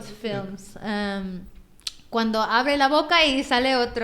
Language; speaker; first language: Spanish; non-native, fluent; Filipino